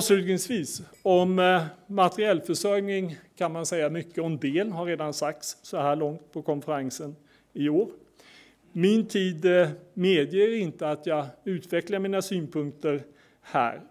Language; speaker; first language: Swedish; native; Swedish